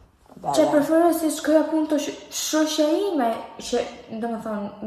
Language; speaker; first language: Albanian; early bilingual, heritage; Albanian